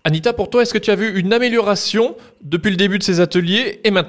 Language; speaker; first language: French; native; French